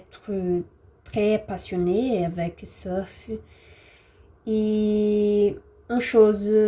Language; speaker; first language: French; non-native, learner; Portuguese